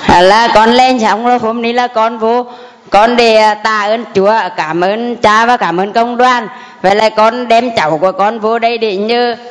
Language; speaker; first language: Vietnamese; native; Vietnamese